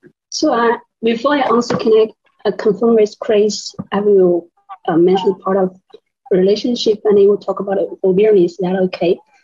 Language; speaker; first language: English; non-native, fluent; Chinese